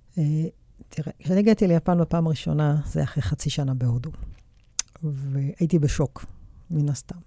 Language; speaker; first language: Hebrew; native; Hebrew